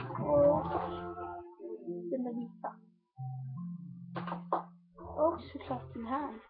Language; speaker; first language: Swedish; non-native, learner; Korean